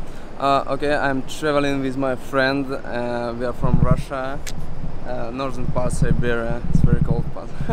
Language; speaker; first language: English; non-native, fluent; Russian